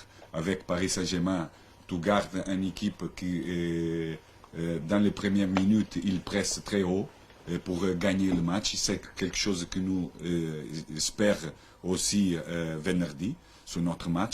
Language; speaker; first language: French; non-native, learner; Portuguese